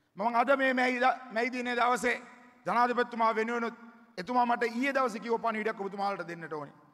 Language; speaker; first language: Sinhala; native; Sinhala